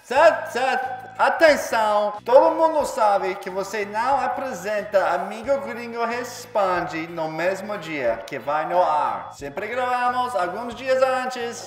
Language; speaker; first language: Portuguese; non-native, fluent; English